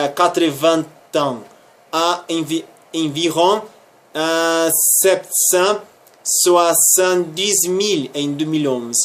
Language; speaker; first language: French; non-native, learner; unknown